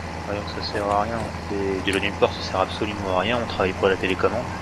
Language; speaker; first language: French; native; French